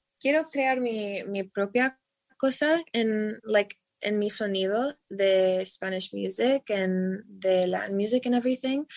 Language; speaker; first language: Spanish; non-native, learner; English